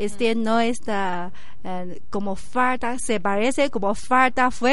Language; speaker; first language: Spanish; non-native, learner; Chinese